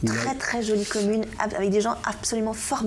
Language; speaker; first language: French; native; French